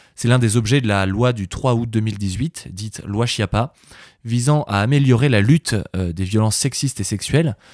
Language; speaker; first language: French; native; French